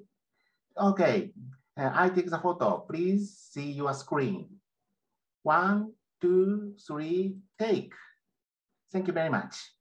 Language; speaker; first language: English; non-native, learner; Japanese